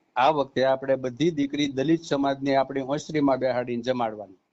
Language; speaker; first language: Gujarati; native; Gujarati